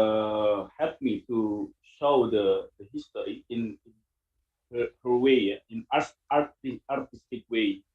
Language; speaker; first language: English; non-native, learner; Indonesian